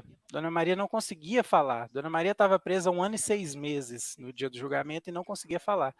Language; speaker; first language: Portuguese; native; Portuguese